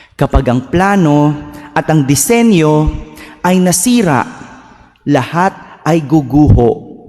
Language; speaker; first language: Filipino; native; Filipino